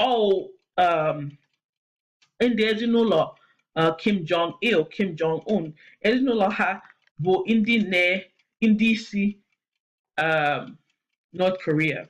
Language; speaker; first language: Igbo; non-native, learner; English